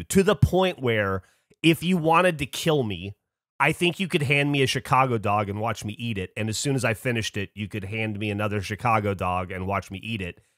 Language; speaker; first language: English; native; English